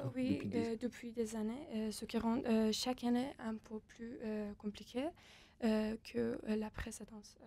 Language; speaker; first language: French; non-native, fluent; Persian